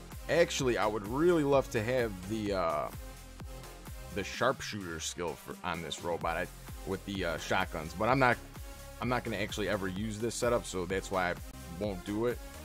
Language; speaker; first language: English; native; English